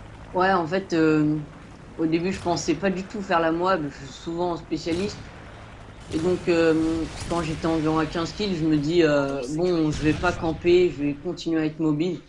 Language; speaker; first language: French; native; French